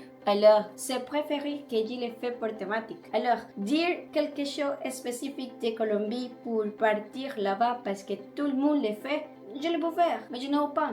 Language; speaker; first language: French; non-native, learner; Spanish